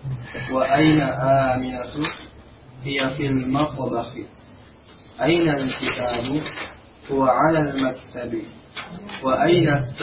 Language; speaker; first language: Arabic; non-native, learner; Indonesian